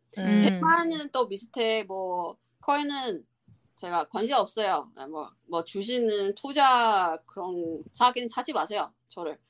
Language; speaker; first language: Korean; non-native, fluent; Chinese